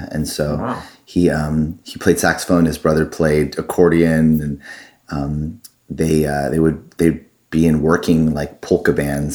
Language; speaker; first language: English; native; English